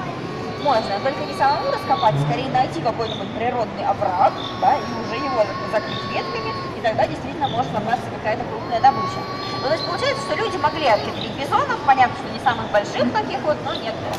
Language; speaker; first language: Russian; native; Russian